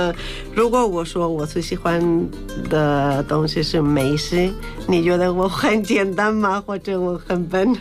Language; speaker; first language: Chinese; non-native, fluent; Spanish